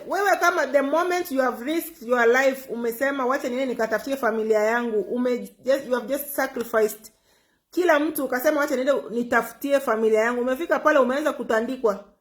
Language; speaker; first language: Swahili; non-native, local second language; Gusii